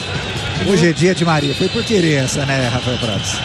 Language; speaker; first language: Portuguese; native; Portuguese